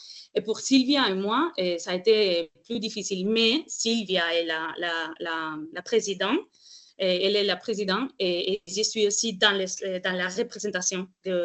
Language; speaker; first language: French; non-native, fluent; Spanish